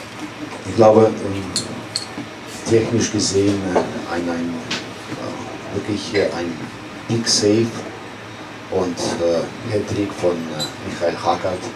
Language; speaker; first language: German; non-native, fluent; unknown